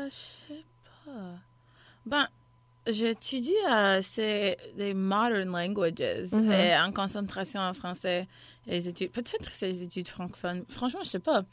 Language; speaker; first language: French; non-native, local second language; English